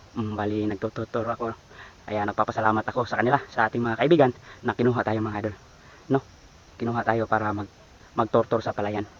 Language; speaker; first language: Filipino; non-native, local second language; Cebuano